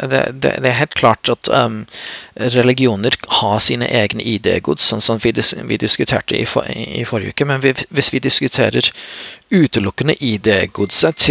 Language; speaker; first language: Norwegian; non-native, fluent; English